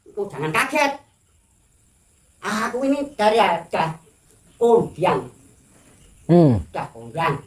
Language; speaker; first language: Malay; non-native, local second language; Javanese